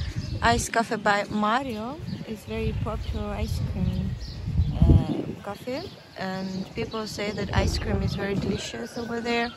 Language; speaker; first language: English; non-native, fluent; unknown